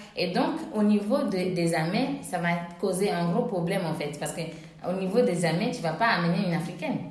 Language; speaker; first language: French; non-native, local second language; Ewe